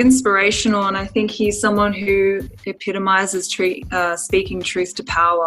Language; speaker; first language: English; native; English